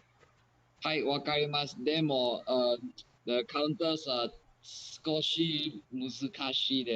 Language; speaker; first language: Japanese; non-native, learner; English